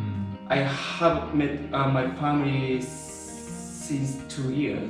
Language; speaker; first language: English; non-native, learner; Japanese